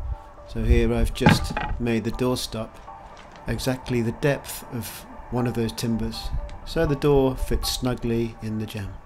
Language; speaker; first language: English; native; English